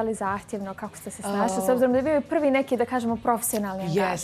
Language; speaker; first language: Croatian; native; Croatian